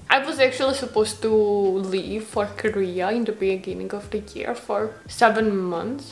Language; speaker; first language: English; non-native, fluent; Hungarian